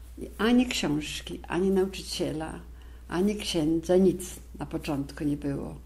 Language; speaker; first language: Polish; native; Polish